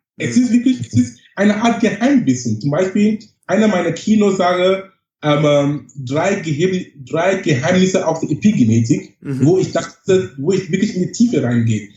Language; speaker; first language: German; non-native, fluent; English